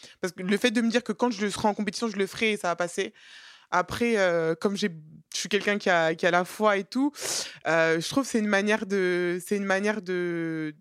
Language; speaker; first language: French; native; French